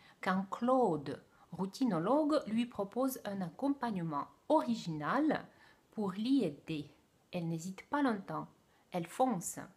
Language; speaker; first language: French; non-native, fluent; Russian